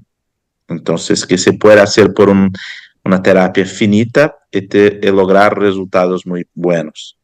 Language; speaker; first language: Spanish; non-native, fluent; Portuguese